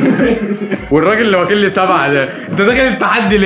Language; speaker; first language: Arabic; native; Arabic